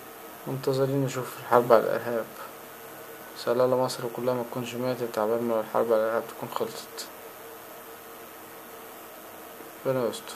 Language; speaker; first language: Arabic; native; Arabic